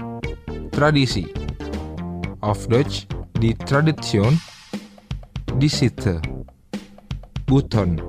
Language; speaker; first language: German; non-native, fluent; Indonesian